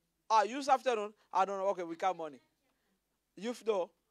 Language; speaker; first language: English; non-native, fluent; Lingala